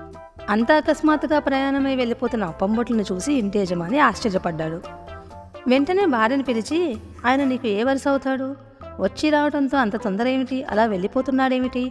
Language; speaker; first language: Telugu; native; Telugu